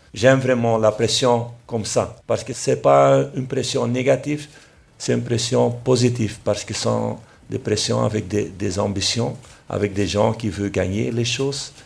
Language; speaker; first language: French; non-native, local second language; Dutch